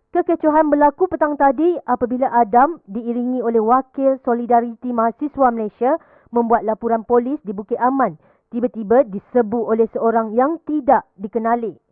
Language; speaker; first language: Malay; native; Malay